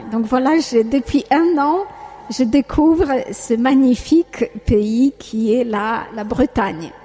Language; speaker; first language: French; non-native, fluent; Polish